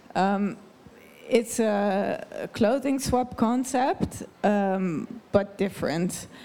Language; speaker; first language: English; non-native, fluent; Dutch